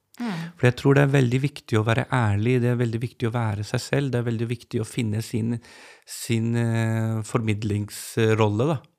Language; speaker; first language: Norwegian; early bilingual, other home language; Urdu